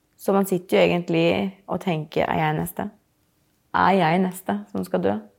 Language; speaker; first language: Norwegian; native; Norwegian